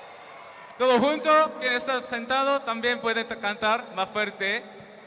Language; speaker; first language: Spanish; non-native, learner; Korean